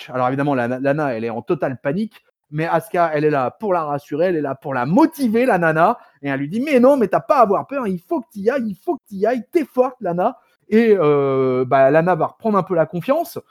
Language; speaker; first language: French; native; French